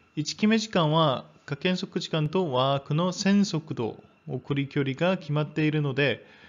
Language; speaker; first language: Japanese; non-native, fluent; Korean